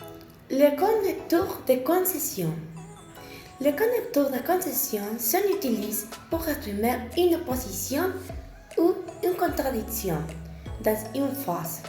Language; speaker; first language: French; non-native, learner; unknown